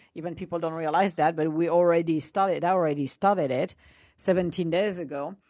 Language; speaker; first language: English; non-native, fluent; Italian